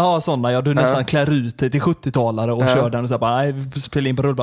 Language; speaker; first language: Swedish; native; Swedish